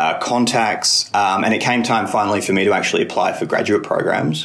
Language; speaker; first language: English; native; English